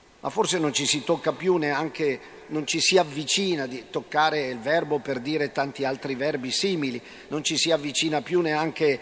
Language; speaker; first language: Italian; native; Italian